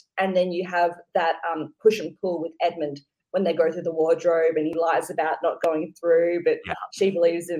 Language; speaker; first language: English; native; English